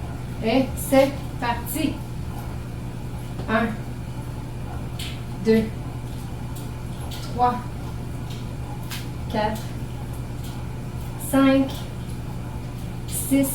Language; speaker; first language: French; native; French